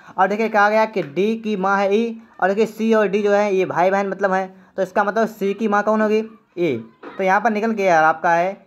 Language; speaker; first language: Hindi; native; Hindi